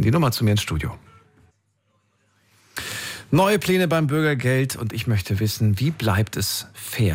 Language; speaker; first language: German; native; German